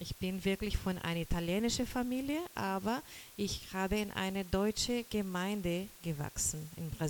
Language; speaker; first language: German; non-native, fluent; Portuguese